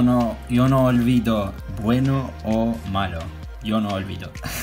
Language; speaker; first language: Spanish; non-native, learner; Turkish